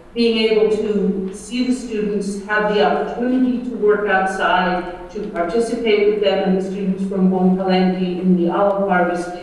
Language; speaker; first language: English; native; English